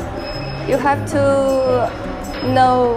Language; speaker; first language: English; non-native, learner; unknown